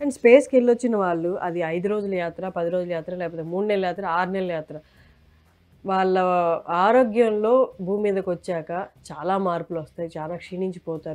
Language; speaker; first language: Telugu; native; Telugu